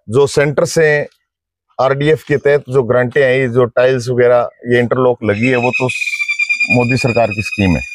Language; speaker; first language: Hindi; native; Hindi